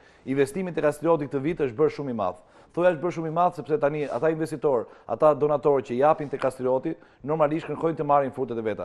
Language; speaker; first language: Albanian; native; Albanian